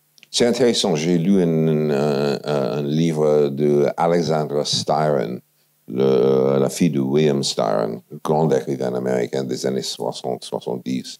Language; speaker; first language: French; non-native, fluent; English